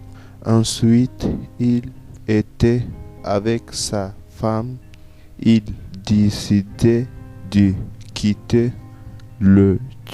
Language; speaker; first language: French; non-native, learner; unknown